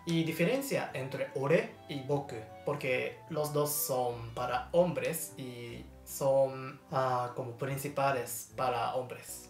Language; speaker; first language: Spanish; non-native, learner; Japanese